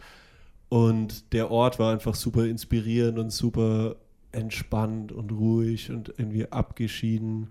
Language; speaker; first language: German; native; German